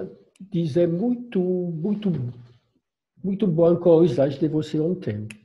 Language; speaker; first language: Portuguese; non-native, learner; French